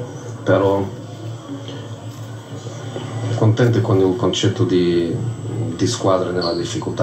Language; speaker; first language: Italian; non-native, fluent; Portuguese